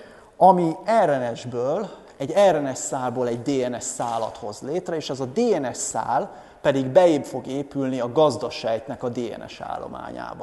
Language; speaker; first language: Hungarian; native; Hungarian